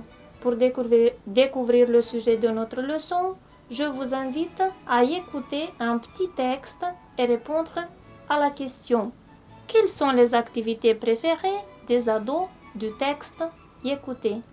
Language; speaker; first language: French; non-native, fluent; Romanian